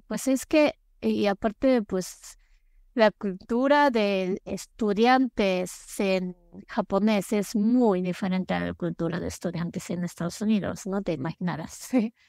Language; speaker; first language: Spanish; non-native, fluent; Japanese